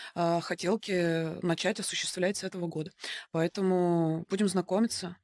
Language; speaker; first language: Russian; native; Russian